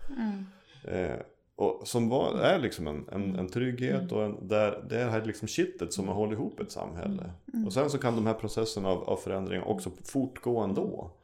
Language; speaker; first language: Swedish; native; Swedish